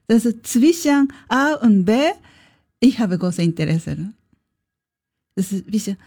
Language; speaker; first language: German; non-native, learner; Japanese